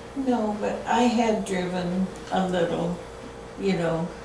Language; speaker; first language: English; native; English